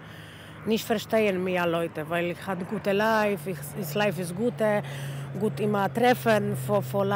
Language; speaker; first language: German; non-native, learner; Polish